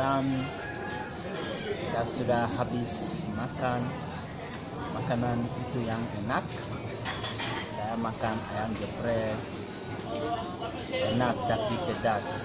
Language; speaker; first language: Indonesian; non-native, learner; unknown